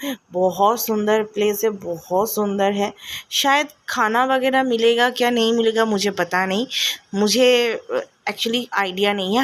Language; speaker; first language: Hindi; non-native, local second language; Bangla